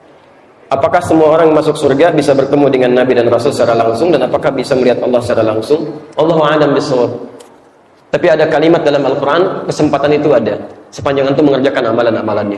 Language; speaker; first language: Indonesian; native; Indonesian